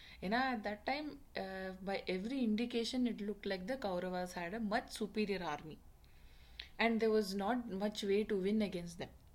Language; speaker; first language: English; non-native, local second language; Tamil